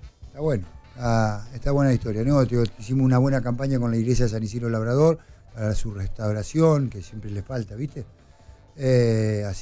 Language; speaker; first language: Spanish; native; Spanish